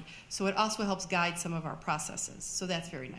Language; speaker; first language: English; native; English